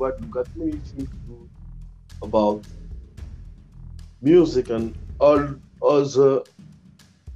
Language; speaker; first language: English; non-native, learner; French